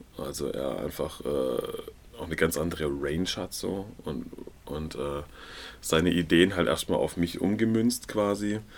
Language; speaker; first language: German; native; German